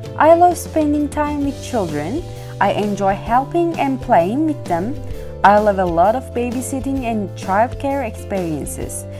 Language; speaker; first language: English; non-native, fluent; Turkish